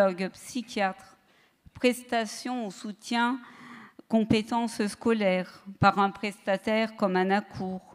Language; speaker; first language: French; native; French